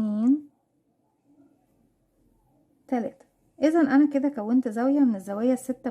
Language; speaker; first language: Arabic; native; Arabic